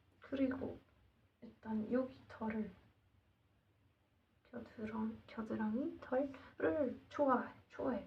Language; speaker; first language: Korean; non-native, learner; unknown